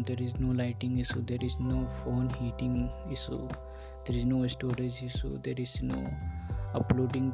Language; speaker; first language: English; non-native, local second language; Hindi